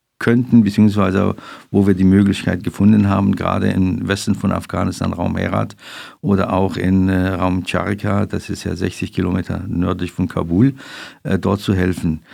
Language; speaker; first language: German; non-native, fluent; Persian